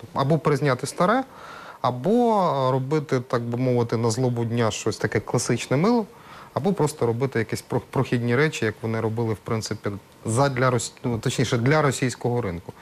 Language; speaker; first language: Ukrainian; native; Ukrainian